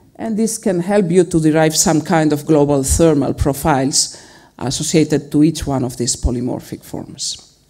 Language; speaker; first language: English; non-native, fluent; Spanish